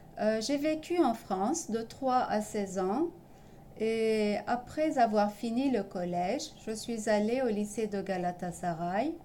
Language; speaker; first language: French; early bilingual, other home language; Turkish